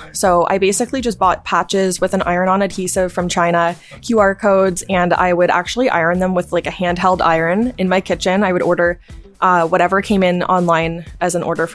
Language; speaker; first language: English; native; English